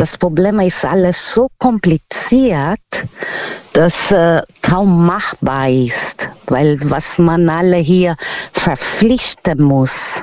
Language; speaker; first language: German; non-native, learner; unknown